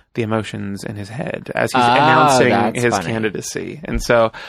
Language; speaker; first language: English; native; English